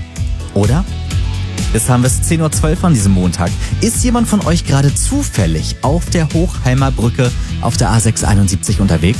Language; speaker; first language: German; native; German